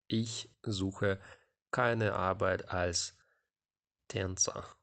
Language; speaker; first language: German; non-native, fluent; Ukrainian